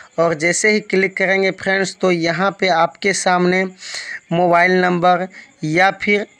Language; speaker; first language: Hindi; native; Hindi